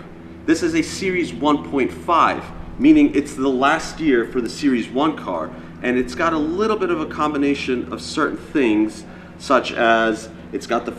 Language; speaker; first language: English; native; English